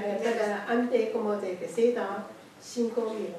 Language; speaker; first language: Spanish; non-native, learner; Chinese